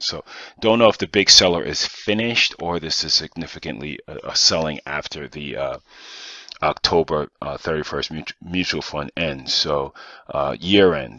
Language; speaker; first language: English; native; English